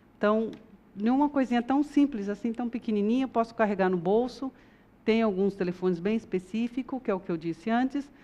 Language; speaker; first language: Portuguese; native; Portuguese